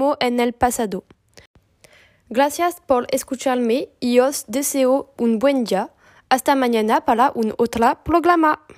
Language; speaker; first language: Spanish; non-native, learner; French